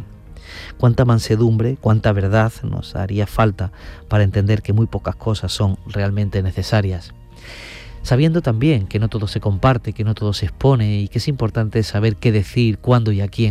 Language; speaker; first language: Spanish; native; Spanish